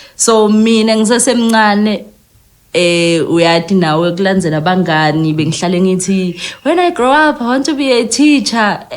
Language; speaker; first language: Zulu; non-native, local second language; Swati